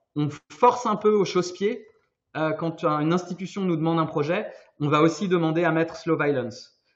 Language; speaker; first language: French; native; French